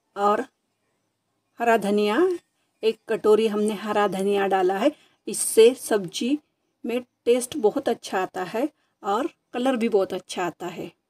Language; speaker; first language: Hindi; non-native, local second language; Marathi